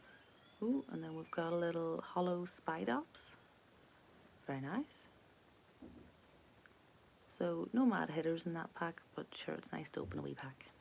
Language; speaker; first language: English; native; English